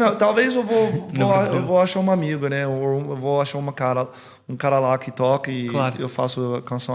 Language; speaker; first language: Portuguese; early bilingual, heritage; English